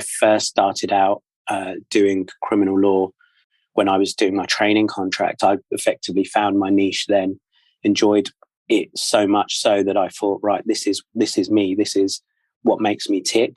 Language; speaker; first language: English; native; English